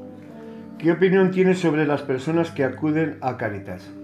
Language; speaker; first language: Spanish; native; Spanish